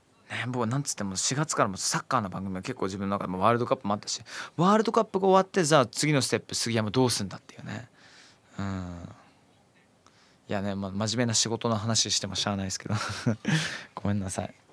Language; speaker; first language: Japanese; native; Japanese